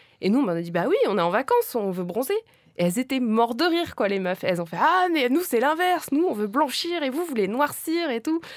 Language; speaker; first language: French; native; French